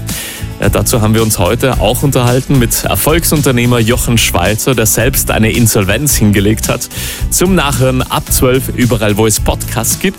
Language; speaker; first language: German; native; German